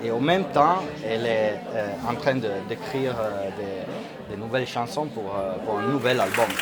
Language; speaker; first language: French; non-native, fluent; Italian